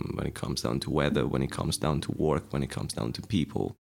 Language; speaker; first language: English; non-native, fluent; Italian